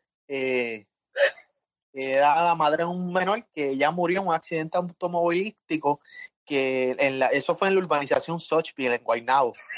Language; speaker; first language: Spanish; native; Spanish